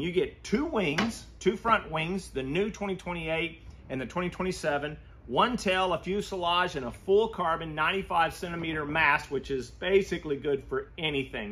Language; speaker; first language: English; native; English